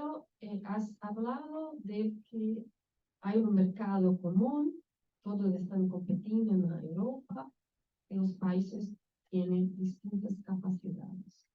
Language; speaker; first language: Spanish; non-native, learner; Portuguese